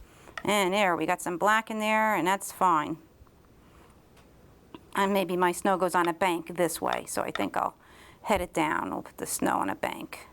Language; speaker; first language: English; native; English